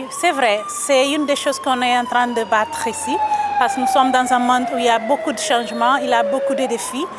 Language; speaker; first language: French; non-native, fluent; Portuguese